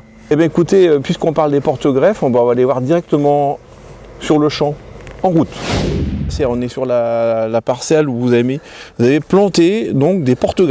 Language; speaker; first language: French; native; French